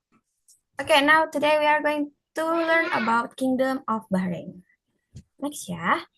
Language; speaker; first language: English; non-native, fluent; Indonesian